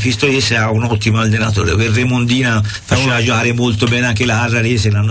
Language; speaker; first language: Italian; native; Italian